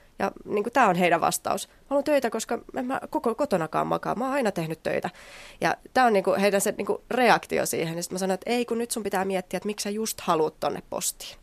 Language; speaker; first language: Finnish; native; Finnish